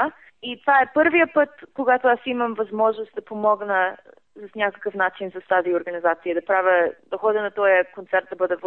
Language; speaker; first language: Bulgarian; non-native, fluent; English